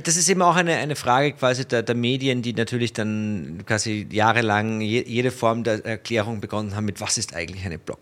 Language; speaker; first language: German; native; German